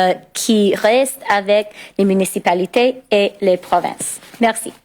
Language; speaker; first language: French; non-native, local second language; English